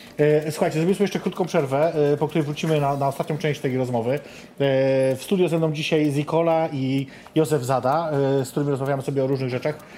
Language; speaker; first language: Polish; native; Polish